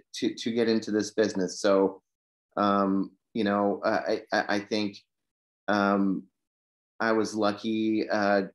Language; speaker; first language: English; native; English